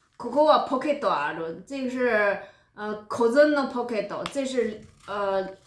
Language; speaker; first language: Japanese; non-native, fluent; Chinese